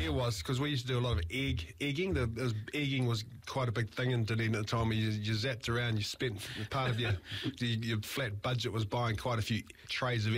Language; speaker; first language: English; native; English